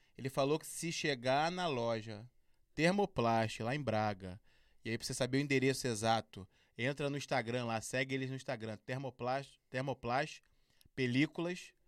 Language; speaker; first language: Portuguese; native; Portuguese